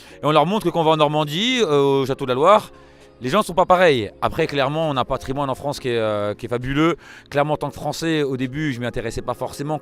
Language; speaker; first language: French; native; French